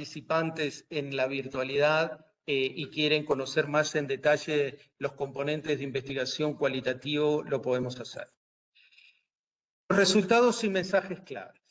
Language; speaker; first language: Spanish; native; Spanish